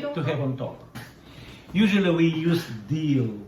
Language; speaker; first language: English; non-native, learner; Russian